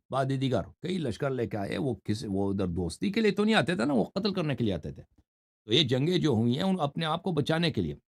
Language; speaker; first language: Urdu; non-native, fluent; Persian